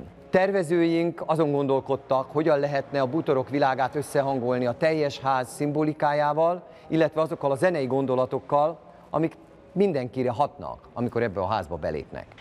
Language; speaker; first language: Hungarian; native; Hungarian